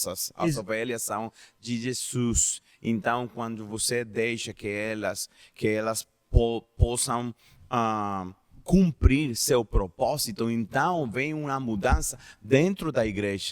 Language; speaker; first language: Portuguese; non-native, learner; Spanish